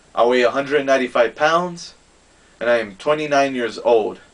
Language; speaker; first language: English; native; English